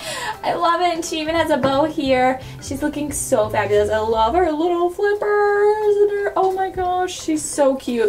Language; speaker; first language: English; native; English